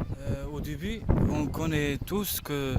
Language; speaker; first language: French; non-native, learner; Arabic